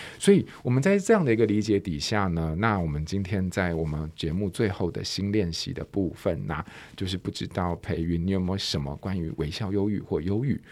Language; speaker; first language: Chinese; native; Chinese